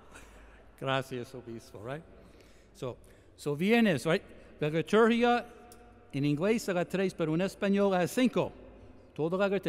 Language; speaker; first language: Spanish; non-native, fluent; English